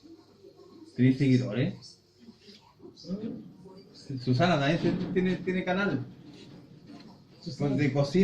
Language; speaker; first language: Spanish; native; Spanish